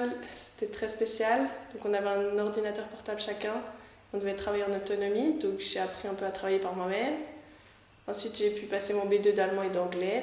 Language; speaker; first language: French; native; French